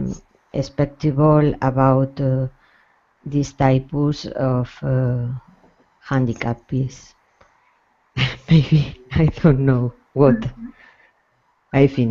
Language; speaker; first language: English; non-native, learner; Spanish